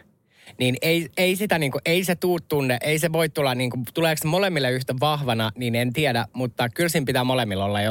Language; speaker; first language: Finnish; native; Finnish